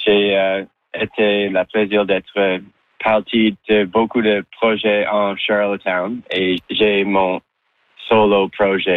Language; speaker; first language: French; non-native, learner; English